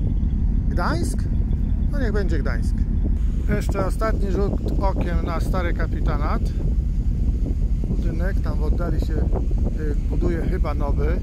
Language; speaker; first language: Polish; native; Polish